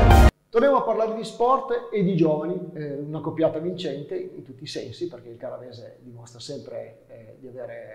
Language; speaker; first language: Italian; native; Italian